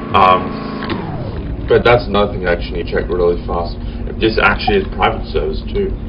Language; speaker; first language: English; native; English